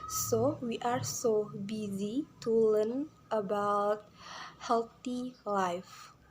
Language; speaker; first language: English; non-native, learner; Indonesian